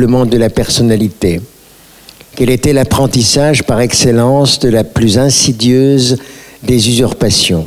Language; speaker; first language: French; native; French